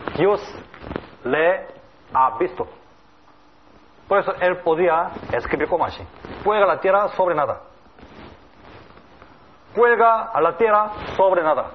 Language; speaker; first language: Spanish; non-native, learner; Korean